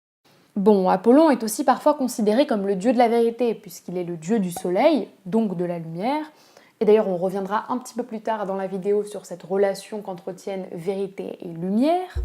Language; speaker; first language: French; native; French